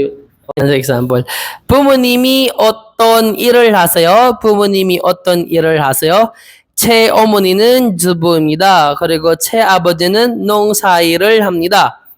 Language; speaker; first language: Korean; non-native, learner; Filipino